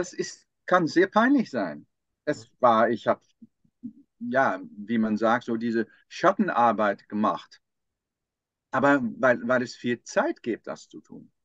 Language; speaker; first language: German; non-native, fluent; Dutch